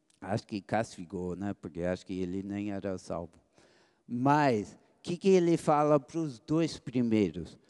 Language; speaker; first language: Portuguese; early bilingual, other home language; English